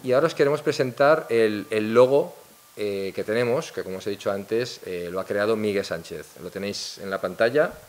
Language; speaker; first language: Spanish; non-native, local second language; Catalan